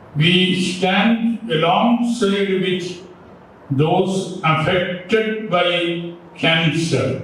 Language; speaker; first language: English; non-native, local second language; Malayalam